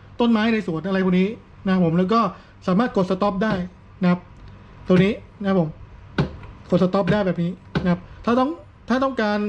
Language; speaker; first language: Thai; native; Thai